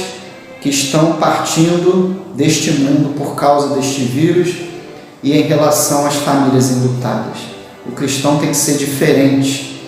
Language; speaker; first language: Portuguese; native; Portuguese